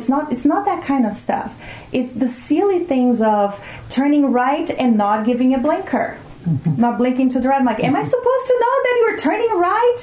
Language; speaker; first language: English; non-native, fluent; Portuguese